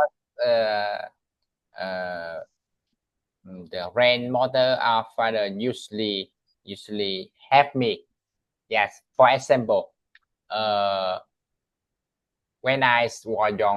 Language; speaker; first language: English; non-native, learner; Vietnamese